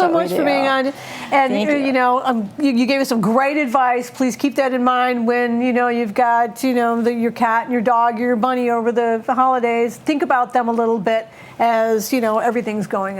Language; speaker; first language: English; native; English